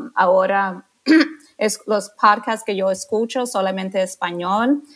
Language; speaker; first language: Spanish; non-native, fluent; English